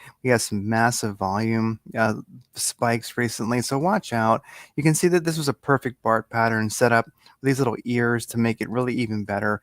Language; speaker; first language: English; native; English